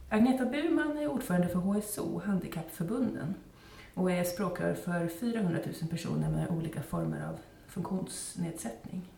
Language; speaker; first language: Swedish; native; Swedish